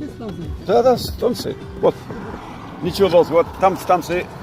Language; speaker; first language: Russian; non-native, learner; English